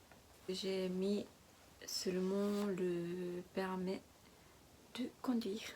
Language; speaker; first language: French; non-native, learner; Japanese